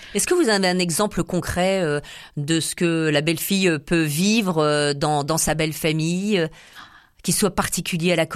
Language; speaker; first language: French; native; French